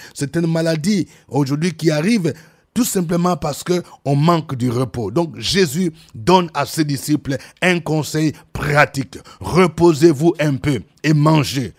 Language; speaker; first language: French; non-native, local second language; Lingala